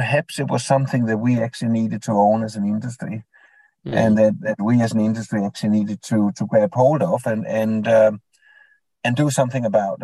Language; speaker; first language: English; non-native, fluent; Danish